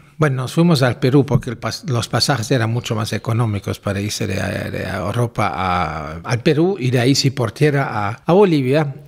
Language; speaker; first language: Spanish; non-native, fluent; German